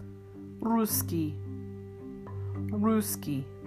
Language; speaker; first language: Russian; non-native, learner; English